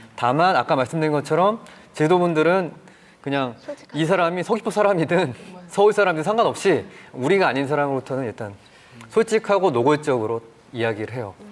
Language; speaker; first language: Korean; native; Korean